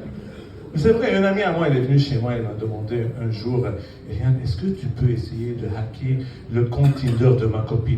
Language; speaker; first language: French; non-native, fluent; Arabic